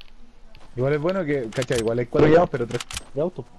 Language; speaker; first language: Spanish; native; Spanish